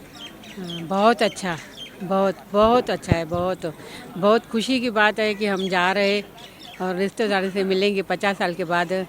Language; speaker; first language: Hindi; non-native, local second language; Sindhi